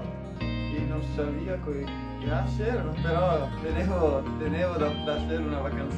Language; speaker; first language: Spanish; non-native, learner; Italian